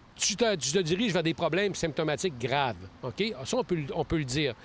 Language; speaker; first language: French; native; French